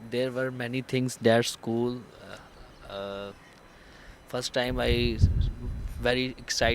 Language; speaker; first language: English; non-native, learner; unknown